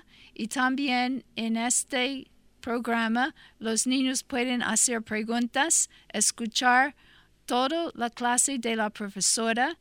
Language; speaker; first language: Spanish; non-native, fluent; English